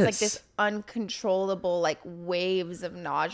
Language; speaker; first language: English; native; English